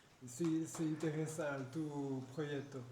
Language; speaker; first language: Spanish; non-native, learner; French